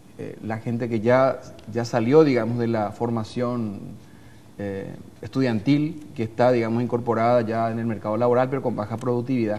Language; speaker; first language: Spanish; native; Spanish